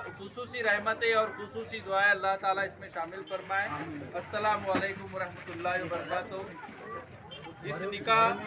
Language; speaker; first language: Urdu; native; Urdu